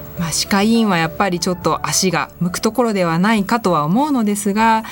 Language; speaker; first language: Japanese; native; Japanese